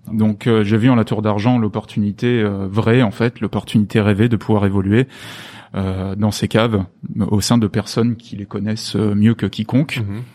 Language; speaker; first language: French; native; French